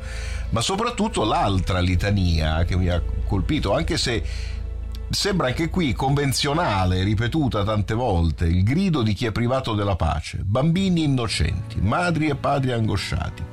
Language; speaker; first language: Italian; native; Italian